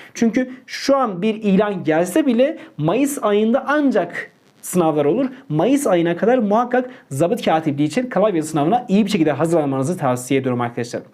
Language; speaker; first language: Turkish; native; Turkish